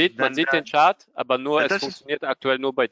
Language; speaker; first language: German; native; German